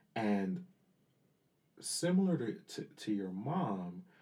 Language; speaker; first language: English; early bilingual, other home language; Spanish